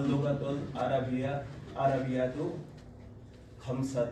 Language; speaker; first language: Arabic; non-native, learner; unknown